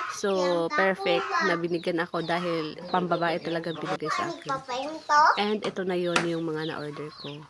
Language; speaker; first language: Filipino; native; Filipino